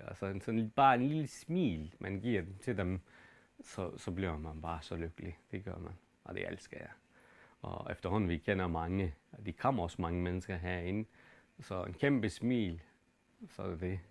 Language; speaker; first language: Danish; non-native, fluent; Turkish